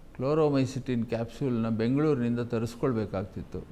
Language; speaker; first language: Kannada; native; Kannada